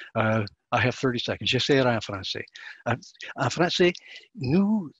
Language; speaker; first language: French; non-native, learner; English